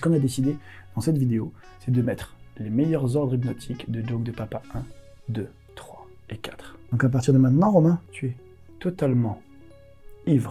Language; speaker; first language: French; native; French